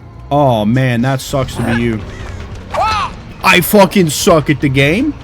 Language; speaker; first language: English; native; English